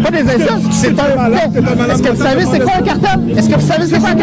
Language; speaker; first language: French; native; French